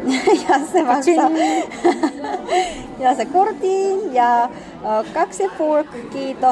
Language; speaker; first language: Finnish; non-native, learner; Korean